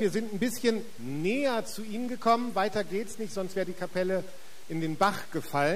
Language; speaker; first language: German; native; German